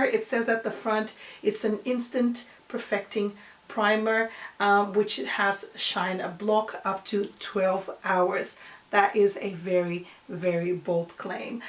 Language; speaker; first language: English; non-native, fluent; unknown